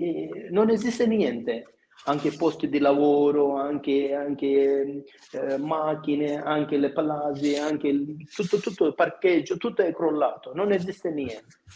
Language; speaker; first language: Italian; non-native, fluent; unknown